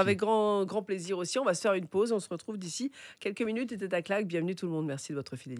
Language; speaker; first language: French; native; French